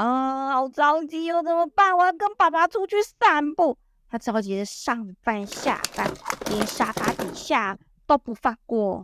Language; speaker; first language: Chinese; native; Chinese